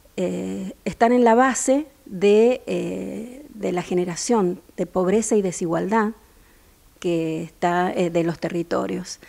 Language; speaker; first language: Spanish; native; Spanish